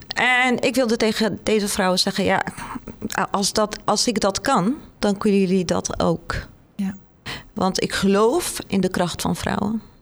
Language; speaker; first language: Dutch; non-native, fluent; Arabic